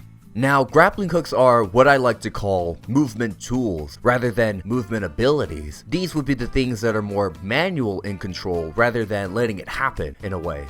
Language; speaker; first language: English; native; English